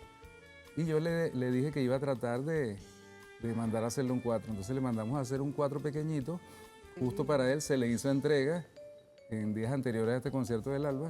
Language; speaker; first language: Spanish; native; Spanish